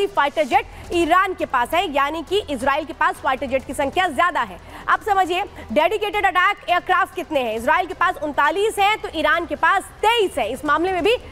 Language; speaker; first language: Hindi; native; Hindi